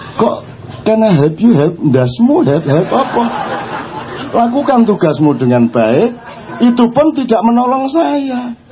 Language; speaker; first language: Indonesian; non-native, local second language; Javanese